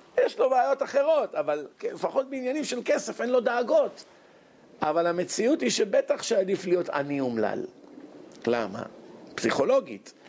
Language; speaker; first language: Hebrew; native; Hebrew